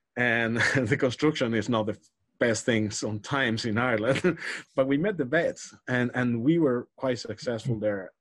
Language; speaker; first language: English; non-native, fluent; Spanish